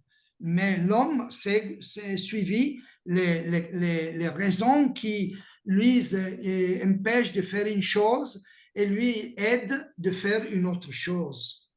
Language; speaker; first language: French; non-native, learner; Italian